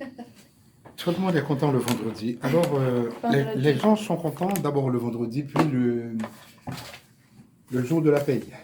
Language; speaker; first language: French; native; French